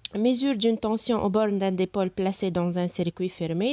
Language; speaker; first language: French; non-native, local second language; Arabic